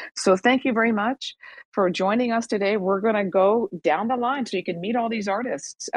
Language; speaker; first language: English; early bilingual, other home language; Persian